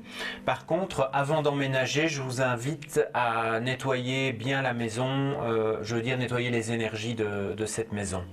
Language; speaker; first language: French; native; French